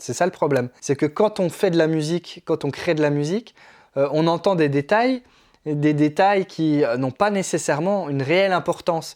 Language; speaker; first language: French; native; French